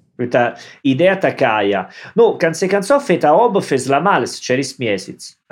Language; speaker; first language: Russian; non-native, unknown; Italian